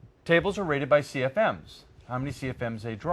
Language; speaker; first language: English; native; English